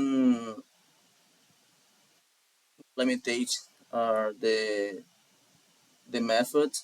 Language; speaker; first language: English; non-native, learner; Portuguese